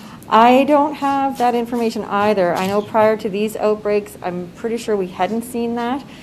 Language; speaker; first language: English; native; English